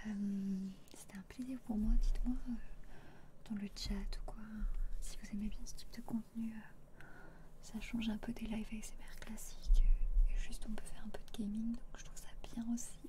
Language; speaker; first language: French; native; French